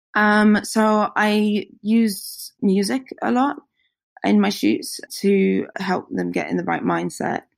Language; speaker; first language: English; native; English